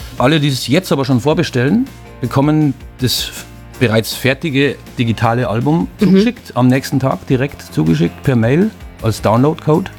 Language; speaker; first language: German; native; German